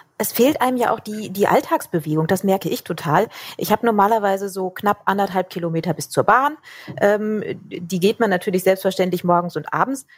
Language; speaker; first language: German; native; German